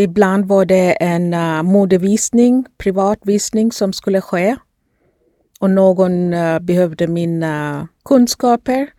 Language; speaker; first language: Swedish; non-native, fluent; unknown